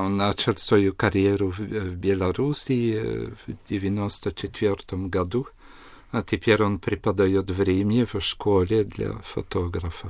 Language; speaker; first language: Russian; non-native, fluent; Italian